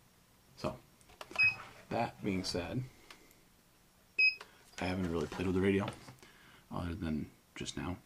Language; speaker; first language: English; native; English